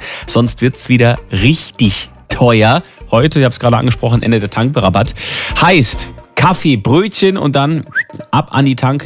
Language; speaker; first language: German; native; German